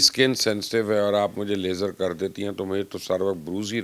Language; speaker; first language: Urdu; native; Urdu